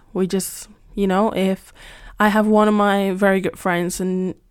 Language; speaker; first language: English; non-native, fluent; Spanish